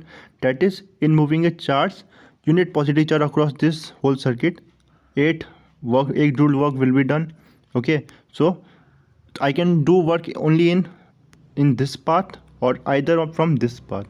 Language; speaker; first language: English; non-native, local second language; Hindi